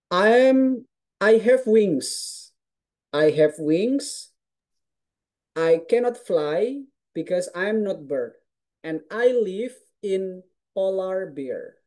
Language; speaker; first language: English; non-native, fluent; Indonesian